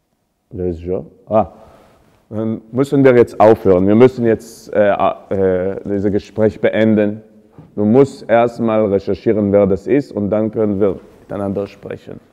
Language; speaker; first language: German; non-native, fluent; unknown